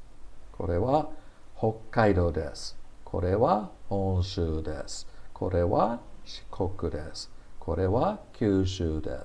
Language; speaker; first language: Japanese; non-native, fluent; English